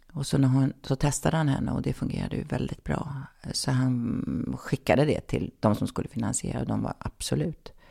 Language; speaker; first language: Swedish; native; Swedish